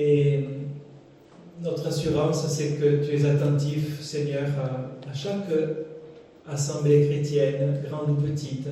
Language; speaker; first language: French; native; French